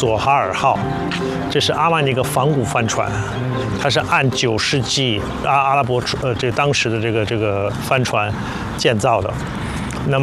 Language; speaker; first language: Chinese; early bilingual, other home language; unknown